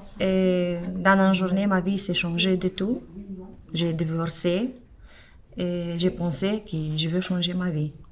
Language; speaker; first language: French; non-native, learner; Romanian